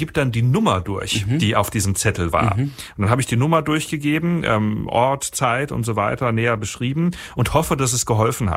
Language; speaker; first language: German; native; German